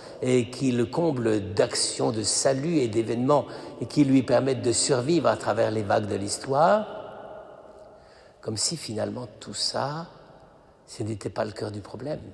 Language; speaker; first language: French; native; French